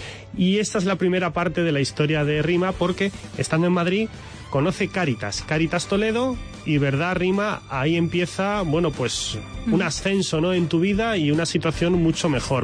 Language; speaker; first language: Spanish; native; Spanish